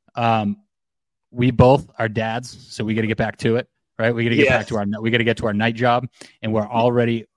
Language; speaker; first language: English; native; English